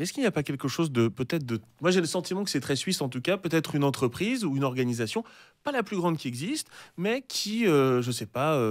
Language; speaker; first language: French; native; French